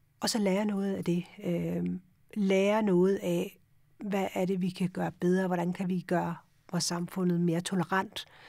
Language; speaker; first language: Danish; early bilingual, other home language; Urdu